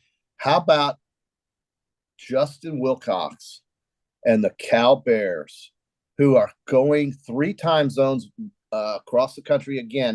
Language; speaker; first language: English; native; English